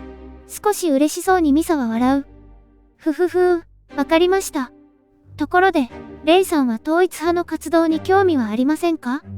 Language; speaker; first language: Japanese; native; Japanese